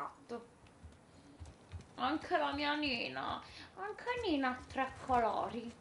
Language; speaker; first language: Italian; native; Italian